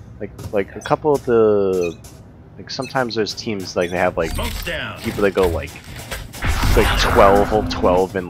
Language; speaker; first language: English; native; English